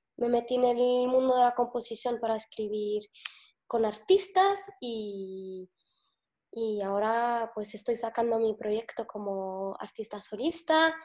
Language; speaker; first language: Spanish; non-native, fluent; Arabic